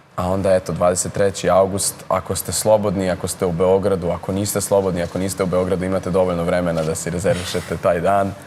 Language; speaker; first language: Serbian; early bilingual, heritage; Serbian